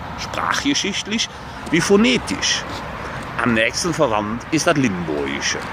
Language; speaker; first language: German; native; German